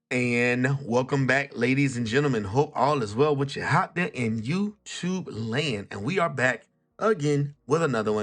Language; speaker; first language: English; native; English